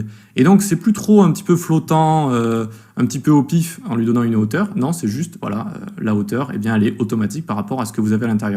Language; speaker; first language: French; native; French